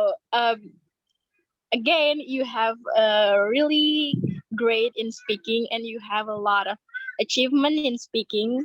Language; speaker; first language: English; non-native, learner; Indonesian